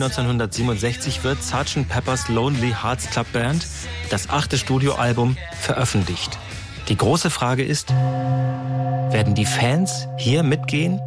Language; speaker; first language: German; native; German